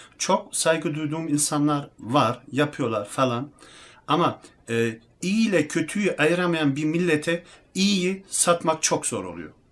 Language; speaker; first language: Turkish; early bilingual, heritage; Turkish